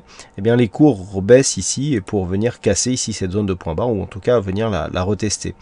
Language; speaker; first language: French; native; French